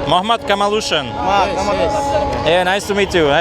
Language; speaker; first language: English; non-native, learner; Slovak